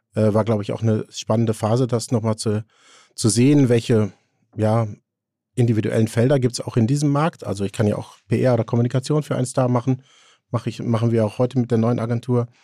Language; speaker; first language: German; native; German